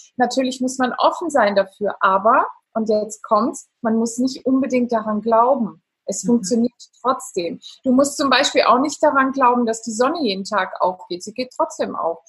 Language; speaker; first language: German; non-native, fluent; Italian